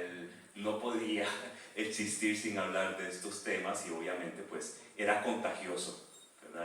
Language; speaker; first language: Spanish; native; Spanish